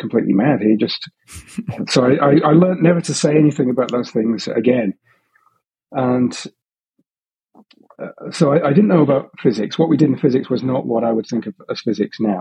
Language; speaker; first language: English; native; English